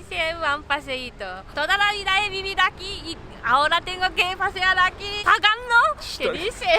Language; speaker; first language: Spanish; non-native, fluent; Japanese